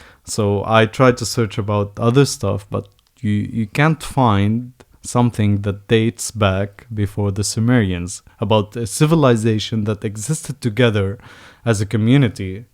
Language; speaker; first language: English; non-native, fluent; Arabic